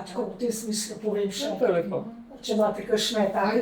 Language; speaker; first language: Slovenian; native; Slovenian